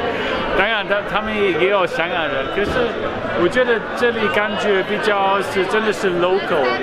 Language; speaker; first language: Chinese; non-native, fluent; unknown